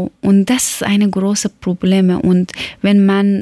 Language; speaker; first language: German; non-native, learner; Persian